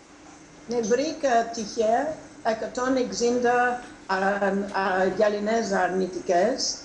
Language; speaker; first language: Greek; non-native, fluent; English